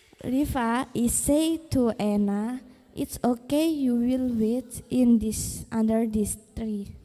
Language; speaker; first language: English; non-native, learner; Indonesian